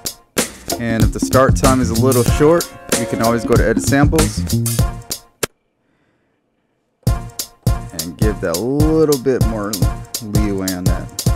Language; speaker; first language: English; native; English